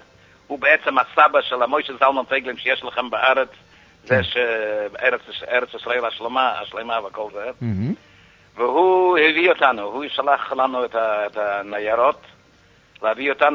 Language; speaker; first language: Hebrew; non-native, fluent; Yiddish